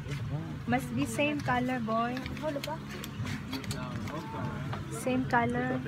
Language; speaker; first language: English; non-native, local second language; Filipino